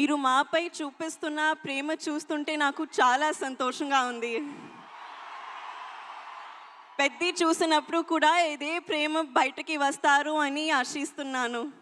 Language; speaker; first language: Telugu; non-native, learner; Hindi